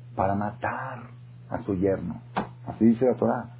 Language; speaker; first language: Spanish; non-native, fluent; Hebrew